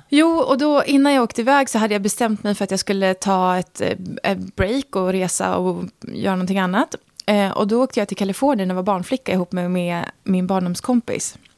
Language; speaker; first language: Swedish; native; Swedish